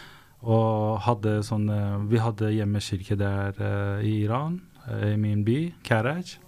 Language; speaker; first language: Norwegian; non-native, fluent; Persian